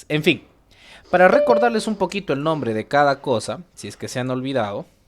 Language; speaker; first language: Spanish; native; Spanish